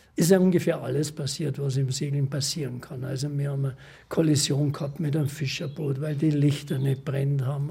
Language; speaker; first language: German; native; German